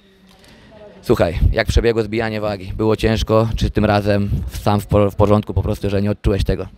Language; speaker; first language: Polish; native; Polish